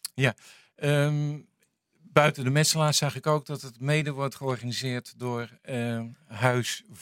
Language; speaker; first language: Dutch; native; Dutch